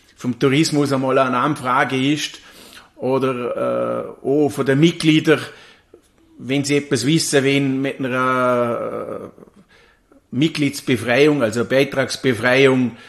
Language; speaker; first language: German; native; German